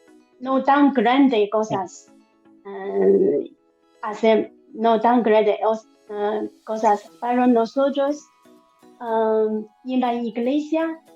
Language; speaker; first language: Spanish; non-native, learner; Chinese